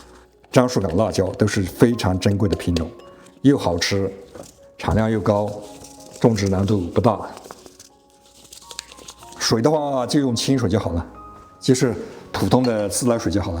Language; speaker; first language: Chinese; native; Chinese